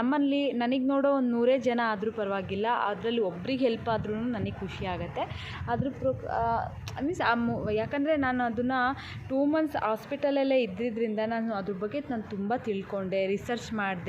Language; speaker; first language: Kannada; native; Kannada